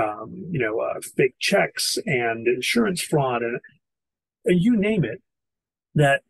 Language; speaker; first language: English; native; English